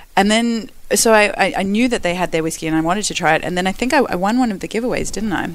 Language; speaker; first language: English; native; English